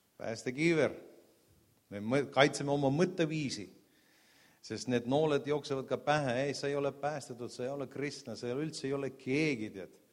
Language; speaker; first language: Estonian; non-native, local second language; Russian